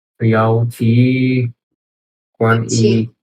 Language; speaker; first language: Chinese; non-native, learner; Indonesian